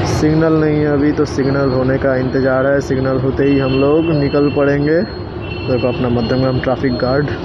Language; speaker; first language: Hindi; non-native, local second language; Bangla